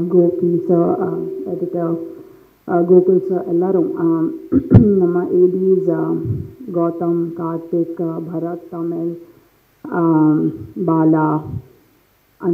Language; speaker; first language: Tamil; non-native, fluent; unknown